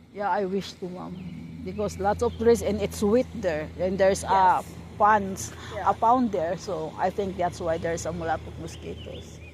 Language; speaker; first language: English; non-native, local second language; Cebuano